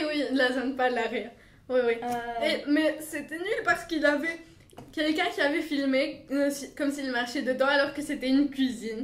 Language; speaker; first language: French; non-native, fluent; Bulgarian